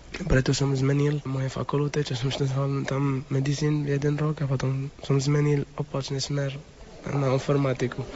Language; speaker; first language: Slovak; non-native, learner; Arabic